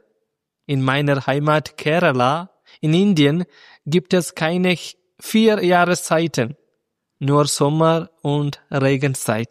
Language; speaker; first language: German; non-native, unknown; Malayalam